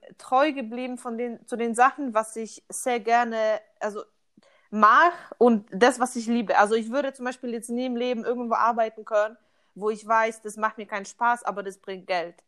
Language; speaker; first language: German; non-native, fluent; Polish